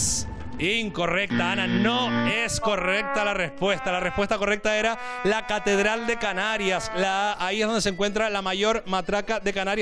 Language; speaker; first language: Spanish; native; Spanish